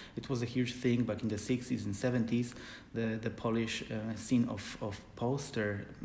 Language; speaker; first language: English; non-native, fluent; Polish